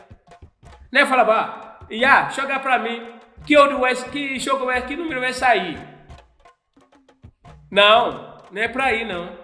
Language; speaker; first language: Portuguese; non-native, learner; Yoruba